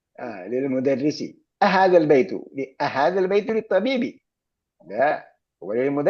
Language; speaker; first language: Arabic; non-native, fluent; Malayalam